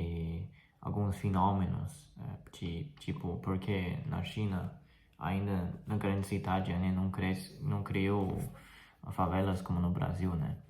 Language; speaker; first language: Portuguese; non-native, fluent; Chinese